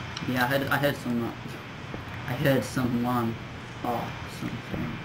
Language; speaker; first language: English; native; English